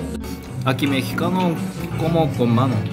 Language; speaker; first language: Spanish; non-native, learner; Korean